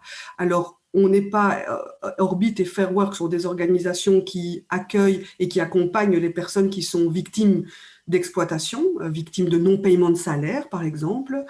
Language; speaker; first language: French; native; French